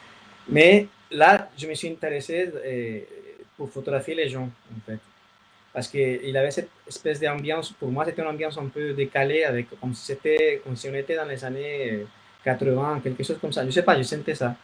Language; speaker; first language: French; non-native, fluent; Spanish